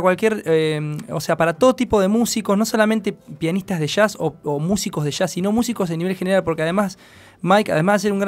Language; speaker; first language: Spanish; native; Spanish